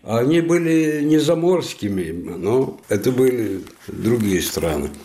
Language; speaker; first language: Russian; non-native, fluent; Italian